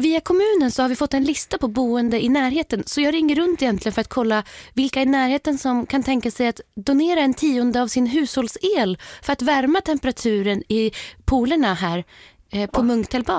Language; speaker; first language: Swedish; native; Swedish